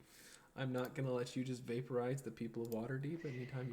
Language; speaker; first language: English; native; English